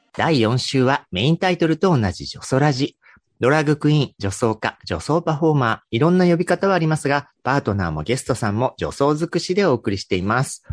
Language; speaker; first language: Japanese; native; Japanese